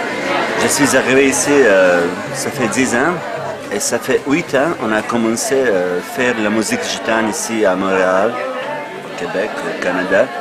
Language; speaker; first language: French; non-native, fluent; Bosnian